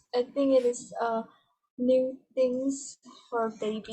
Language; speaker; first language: English; non-native, learner; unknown